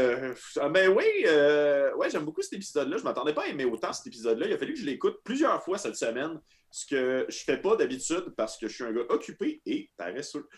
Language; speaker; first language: French; native; French